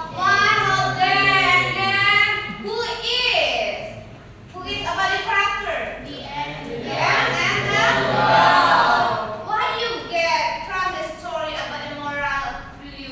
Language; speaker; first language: English; non-native, learner; Indonesian